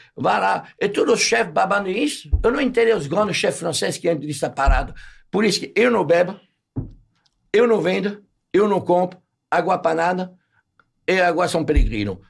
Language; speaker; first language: Portuguese; non-native, fluent; French